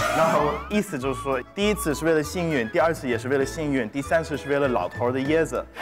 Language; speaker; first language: Chinese; non-native, fluent; English